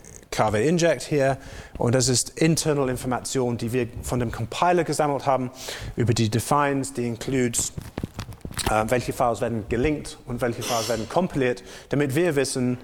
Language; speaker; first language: German; non-native, fluent; English